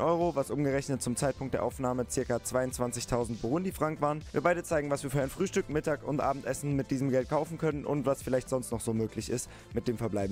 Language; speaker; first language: German; native; German